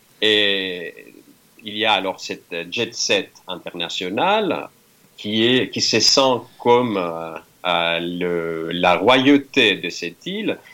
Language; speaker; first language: French; non-native, fluent; Greek